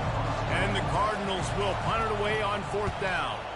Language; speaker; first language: English; native; English